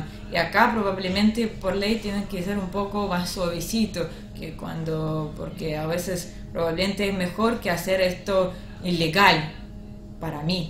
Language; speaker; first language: Spanish; non-native, learner; Russian